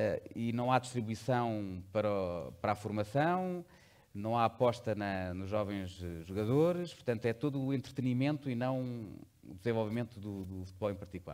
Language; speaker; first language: Portuguese; native; Portuguese